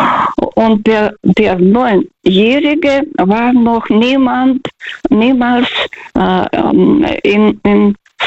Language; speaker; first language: German; non-native, fluent; Russian